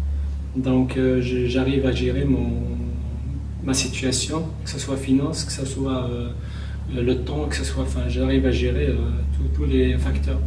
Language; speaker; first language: French; non-native, local second language; Kabyle